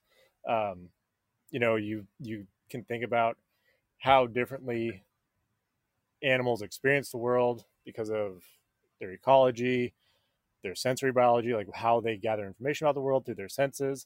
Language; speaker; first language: English; native; English